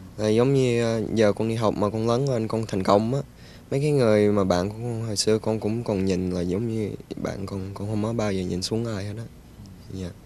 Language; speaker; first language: Vietnamese; early bilingual, heritage; Vietnamese